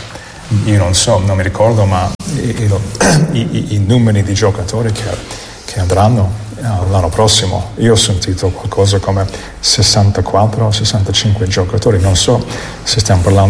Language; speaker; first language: Italian; non-native, fluent; English